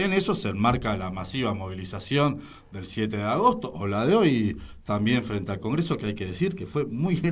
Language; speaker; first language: Spanish; native; Spanish